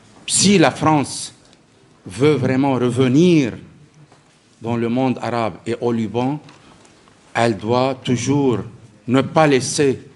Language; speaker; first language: French; non-native, local second language; Arabic